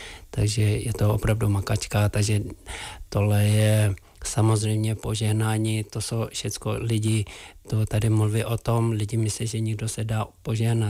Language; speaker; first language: Czech; non-native, fluent; Tibetan